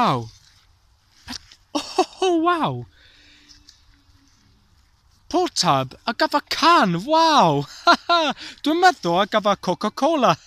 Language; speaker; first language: Welsh; non-native, learner; English